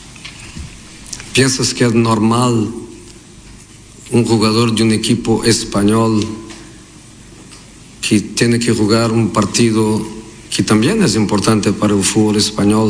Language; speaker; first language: Spanish; non-native, fluent; Portuguese